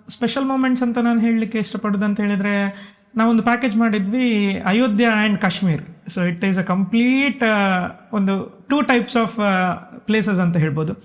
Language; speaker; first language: Kannada; native; Kannada